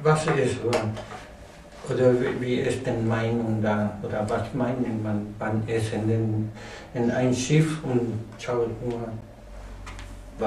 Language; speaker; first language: German; non-native, learner; Spanish